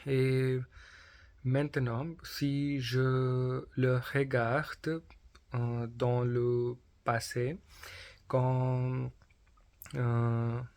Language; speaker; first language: French; non-native, learner; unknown